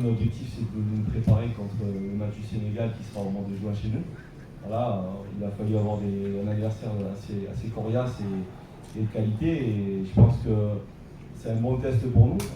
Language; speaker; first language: French; native; French